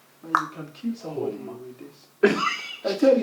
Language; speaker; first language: English; non-native, local second language; Akan